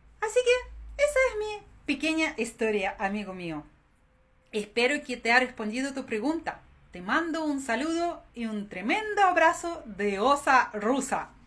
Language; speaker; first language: Spanish; non-native, fluent; Russian